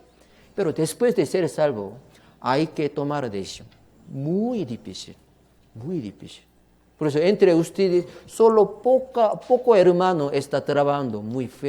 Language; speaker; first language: Spanish; non-native, learner; Korean